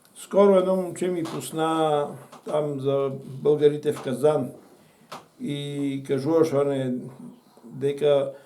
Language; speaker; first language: Bulgarian; native; Bulgarian